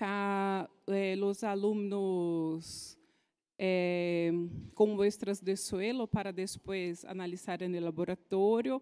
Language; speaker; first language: Spanish; non-native, fluent; Portuguese